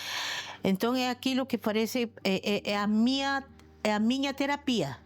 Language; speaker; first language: Portuguese; non-native, fluent; Spanish